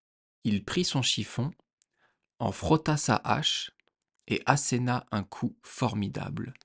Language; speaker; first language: French; native; French